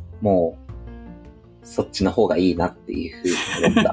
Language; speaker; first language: Japanese; native; Japanese